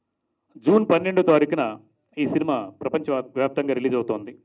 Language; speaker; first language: Telugu; native; Telugu